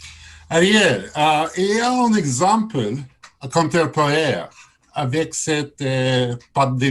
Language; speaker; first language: French; non-native, learner; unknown